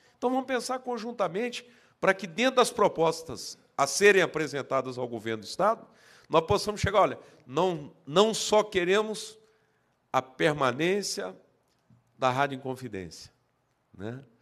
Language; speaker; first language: Portuguese; native; Portuguese